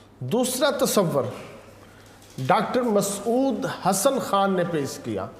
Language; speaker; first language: Urdu; native; Urdu